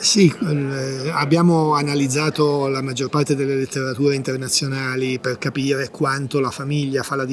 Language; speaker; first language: Italian; native; Italian